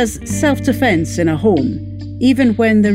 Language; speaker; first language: English; native; English